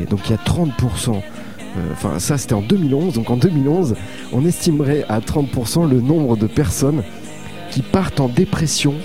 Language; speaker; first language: French; native; French